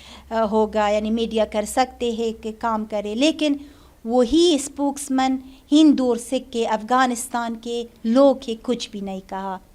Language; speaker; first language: Hindi; non-native, learner; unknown